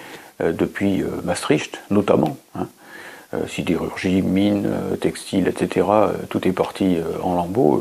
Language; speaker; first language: French; native; French